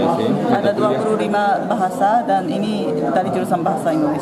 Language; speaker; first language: Indonesian; non-native, fluent; Japanese